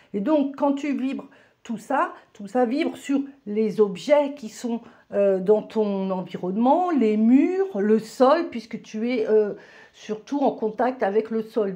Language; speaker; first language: French; native; French